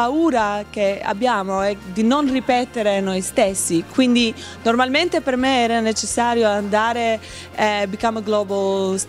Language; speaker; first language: Italian; non-native, learner; Albanian